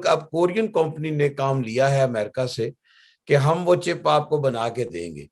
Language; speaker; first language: Urdu; native; Urdu